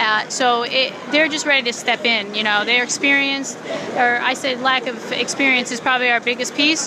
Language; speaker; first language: English; native; English